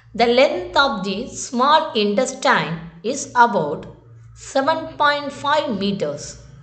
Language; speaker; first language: English; non-native, local second language; Tamil